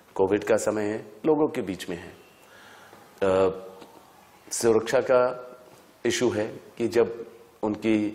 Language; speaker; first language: Hindi; native; Hindi